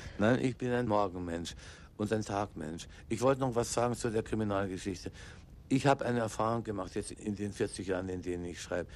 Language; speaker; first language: German; non-native, local second language; English